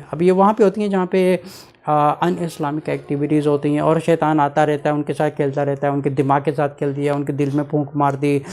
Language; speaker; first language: Urdu; early bilingual, heritage; Urdu